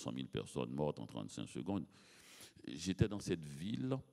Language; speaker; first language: French; native; French